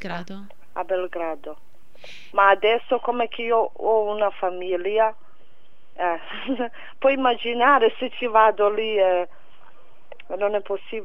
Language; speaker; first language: Italian; non-native, fluent; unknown